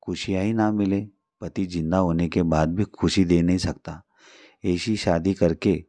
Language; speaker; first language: Hindi; non-native, local second language; Marathi